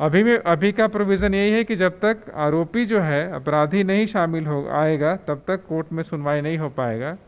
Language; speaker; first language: Hindi; native; Hindi